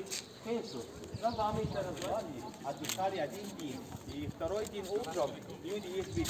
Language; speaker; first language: Russian; non-native, learner; Arabic